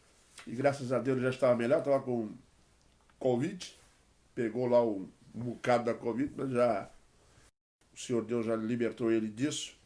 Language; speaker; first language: Portuguese; native; Portuguese